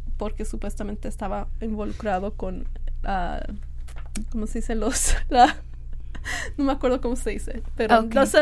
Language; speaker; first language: Spanish; early bilingual, heritage; Spanish